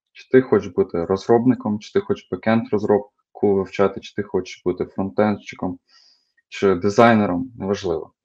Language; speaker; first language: Ukrainian; native; Ukrainian